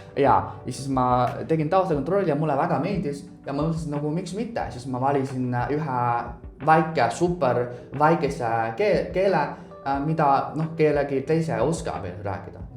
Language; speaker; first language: Estonian; non-native, fluent; Chinese